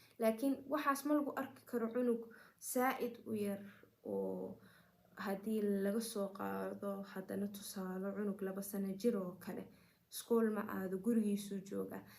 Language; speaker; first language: Somali; early bilingual, heritage; Somali